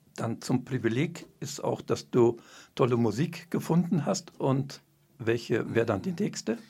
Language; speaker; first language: German; native; German